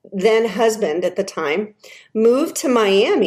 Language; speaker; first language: English; native; English